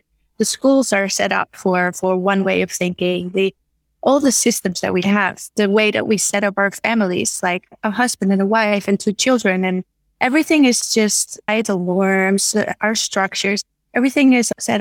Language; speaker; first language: English; non-native, fluent; Dutch